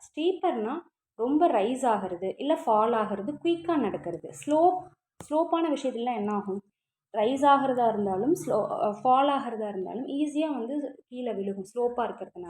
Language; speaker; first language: Tamil; native; Tamil